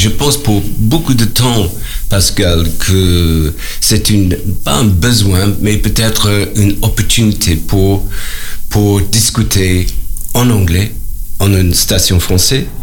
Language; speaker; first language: French; non-native, learner; English